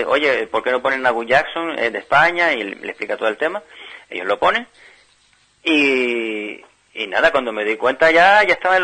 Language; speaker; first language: Spanish; native; Spanish